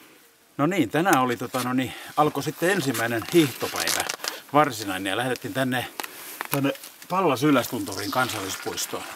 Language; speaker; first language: Finnish; native; Finnish